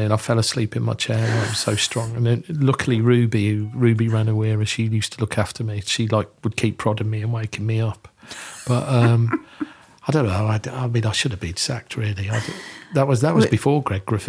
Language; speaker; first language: English; native; English